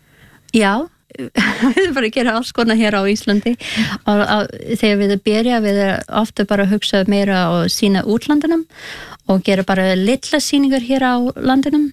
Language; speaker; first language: Icelandic; non-native, learner; Spanish